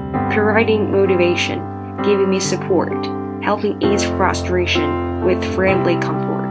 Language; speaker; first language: English; non-native, fluent; Chinese